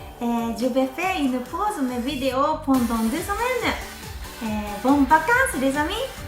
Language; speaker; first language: French; non-native, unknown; Japanese